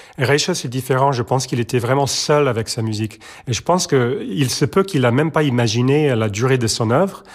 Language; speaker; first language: French; non-native, fluent; Serbian